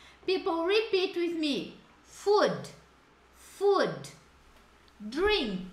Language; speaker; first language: English; non-native, fluent; Portuguese